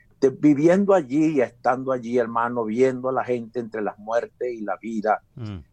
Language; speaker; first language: Spanish; native; Spanish